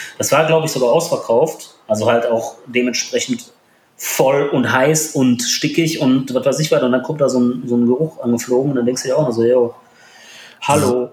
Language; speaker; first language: German; early bilingual, other home language; Polish